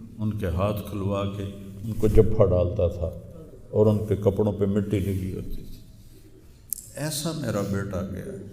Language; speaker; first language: Urdu; non-native, local second language; Punjabi